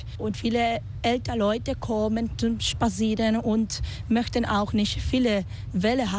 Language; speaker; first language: German; non-native, learner; Spanish